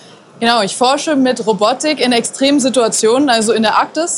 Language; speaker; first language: German; native; German